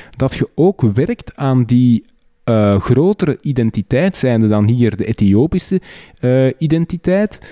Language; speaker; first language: Dutch; native; Dutch